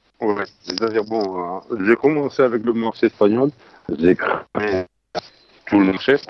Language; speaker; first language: French; non-native, fluent; Spanish